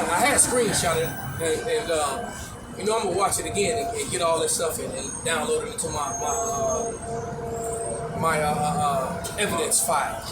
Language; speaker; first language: English; native; English